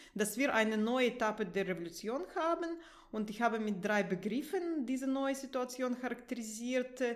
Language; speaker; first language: German; non-native, fluent; Russian